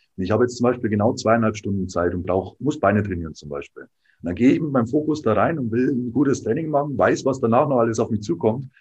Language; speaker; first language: German; native; German